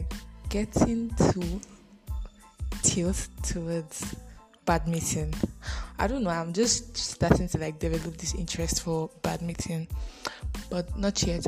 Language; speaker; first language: English; non-native, local second language; Bini